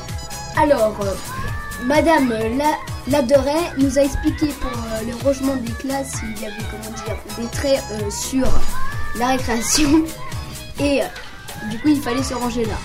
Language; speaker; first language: French; native; French